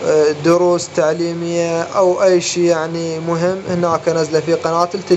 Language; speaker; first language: Arabic; native; Arabic